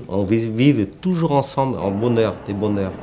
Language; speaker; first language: French; non-native, local second language; Vietnamese